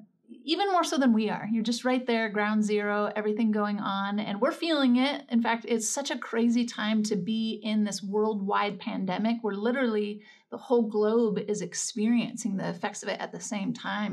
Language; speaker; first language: English; native; English